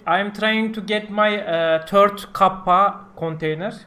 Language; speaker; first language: English; non-native, learner; Turkish